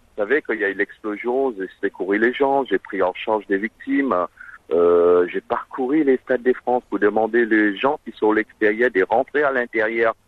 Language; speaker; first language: French; non-native, local second language; Morisyen